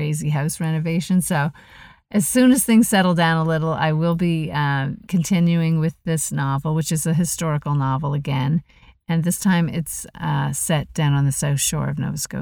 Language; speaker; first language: English; native; English